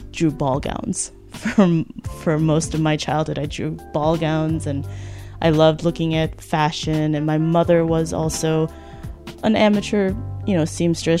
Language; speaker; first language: English; native; English